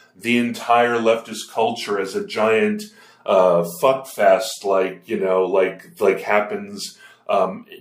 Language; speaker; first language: English; native; English